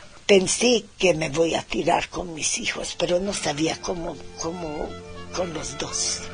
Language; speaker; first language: Spanish; non-native, fluent; Hungarian